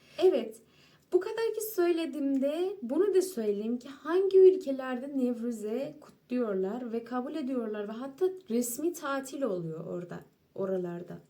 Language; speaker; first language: Turkish; non-native, fluent; Persian